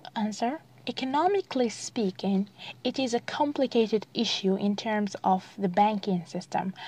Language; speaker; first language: English; non-native, fluent; Arabic